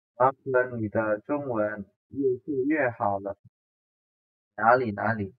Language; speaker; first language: Chinese; non-native, fluent; Indonesian